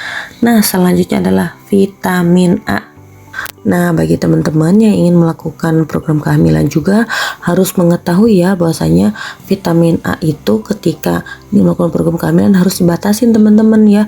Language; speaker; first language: Indonesian; native; Indonesian